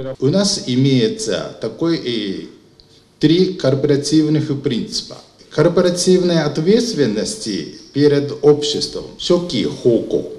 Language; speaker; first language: Russian; non-native, fluent; Japanese